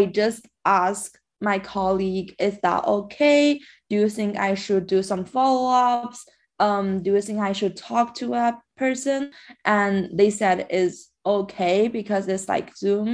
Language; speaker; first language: English; non-native, fluent; Chinese